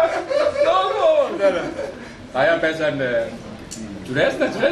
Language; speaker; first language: Bulgarian; non-native, learner; Vietnamese